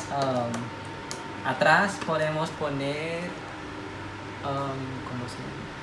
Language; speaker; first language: Spanish; non-native, learner; Thai